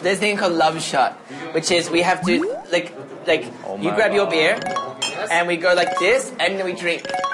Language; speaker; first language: English; native; English